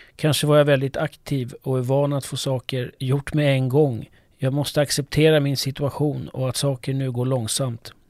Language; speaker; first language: Swedish; non-native, fluent; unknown